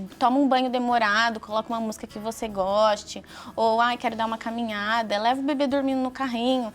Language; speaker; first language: Portuguese; native; Portuguese